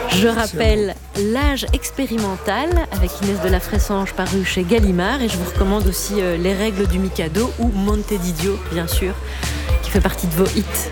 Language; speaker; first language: French; native; French